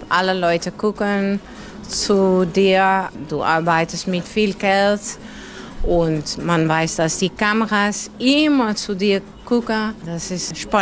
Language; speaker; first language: German; non-native, learner; Dutch